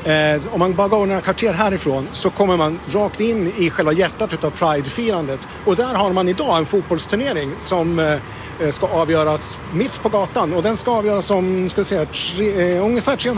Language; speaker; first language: Swedish; native; Swedish